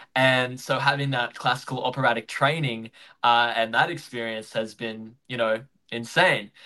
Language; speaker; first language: English; native; English